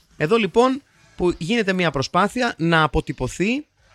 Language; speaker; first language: Greek; native; Greek